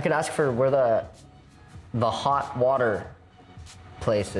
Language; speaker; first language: English; native; English